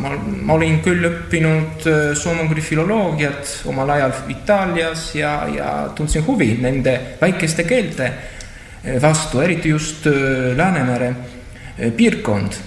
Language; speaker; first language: Estonian; non-native, fluent; Italian